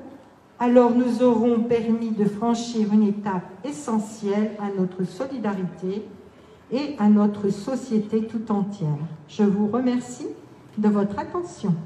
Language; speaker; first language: French; native; French